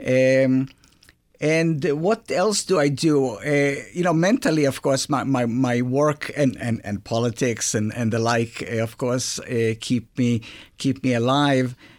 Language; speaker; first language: English; non-native, fluent; Hebrew